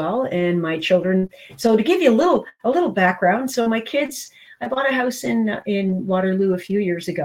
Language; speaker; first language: English; native; English